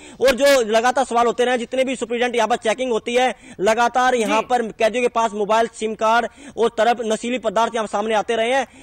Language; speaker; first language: Hindi; native; Hindi